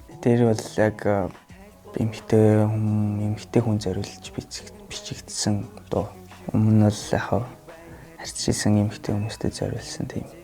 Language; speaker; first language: Mongolian; non-native, fluent; Russian